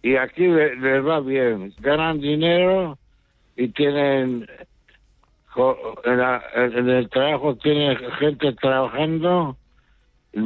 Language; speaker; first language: Spanish; non-native, local second language; Basque